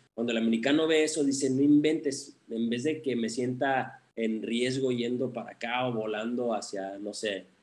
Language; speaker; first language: Spanish; early bilingual, heritage; Spanish